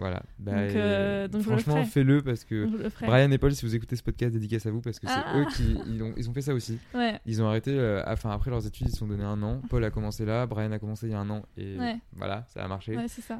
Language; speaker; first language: French; native; French